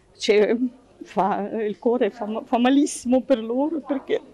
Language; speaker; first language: Italian; non-native, fluent; Ukrainian